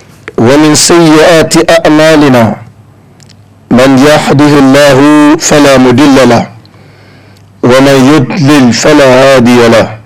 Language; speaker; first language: Arabic; non-native, fluent; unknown